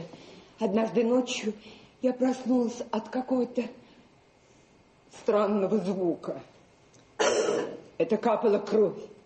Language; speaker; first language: Russian; native; Russian